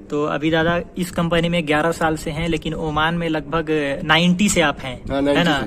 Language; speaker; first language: Hindi; native; Hindi